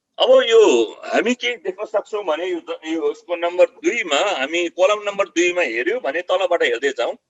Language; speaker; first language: Nepali; non-native, local second language; Eastern Tamang